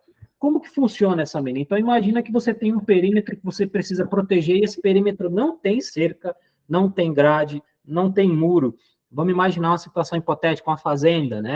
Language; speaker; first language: Portuguese; native; Portuguese